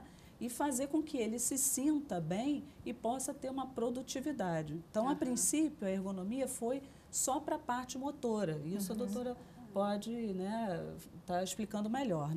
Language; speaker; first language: Portuguese; native; Portuguese